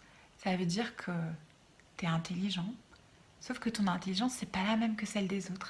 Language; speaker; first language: French; native; French